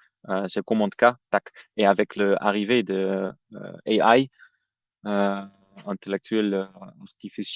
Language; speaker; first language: French; non-native, fluent; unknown